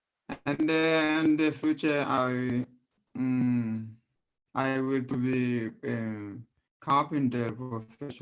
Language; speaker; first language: English; non-native, learner; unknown